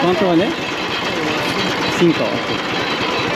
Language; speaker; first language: Spanish; non-native, learner; Turkish